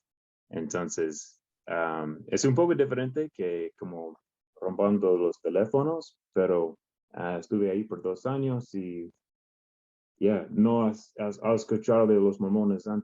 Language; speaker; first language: Spanish; non-native, learner; English